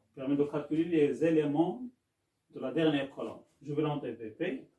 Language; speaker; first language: French; non-native, local second language; Arabic